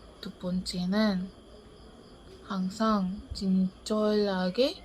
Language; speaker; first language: Korean; non-native, learner; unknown